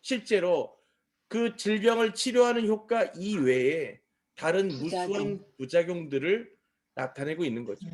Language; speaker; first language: Korean; native; Korean